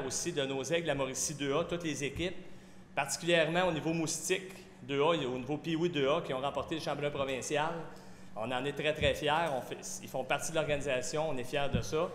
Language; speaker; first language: French; native; French